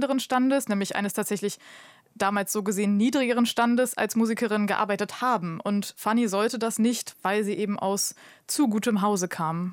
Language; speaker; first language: German; native; German